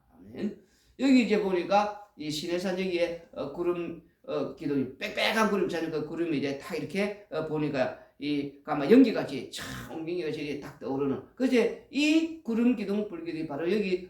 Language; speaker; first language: Korean; native; Korean